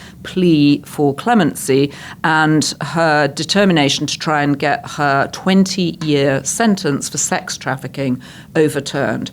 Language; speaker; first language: English; native; English